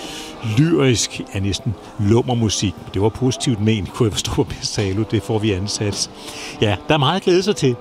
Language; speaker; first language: Danish; native; Danish